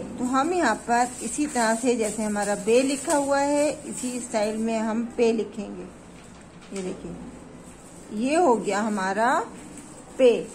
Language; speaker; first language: Hindi; native; Hindi